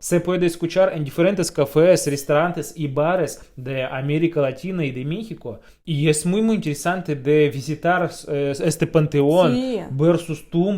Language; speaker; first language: Spanish; non-native, fluent; Russian